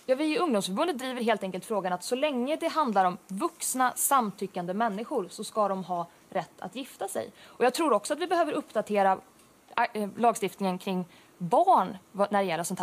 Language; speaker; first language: Swedish; native; Swedish